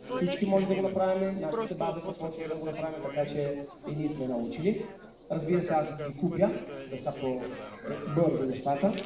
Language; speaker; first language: Bulgarian; non-native, fluent; Italian